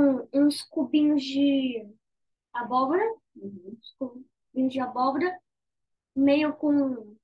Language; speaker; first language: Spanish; early bilingual, heritage; Spanish